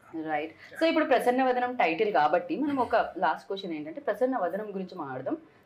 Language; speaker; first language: Telugu; native; Telugu